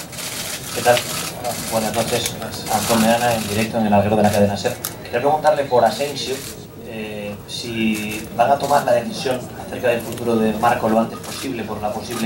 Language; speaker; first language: Spanish; native; Spanish